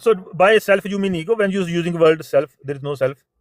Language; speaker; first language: English; non-native, fluent; Punjabi